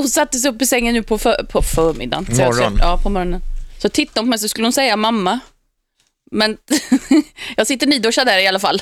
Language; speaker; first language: Swedish; native; Swedish